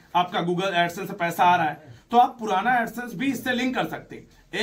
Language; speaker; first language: Hindi; native; Hindi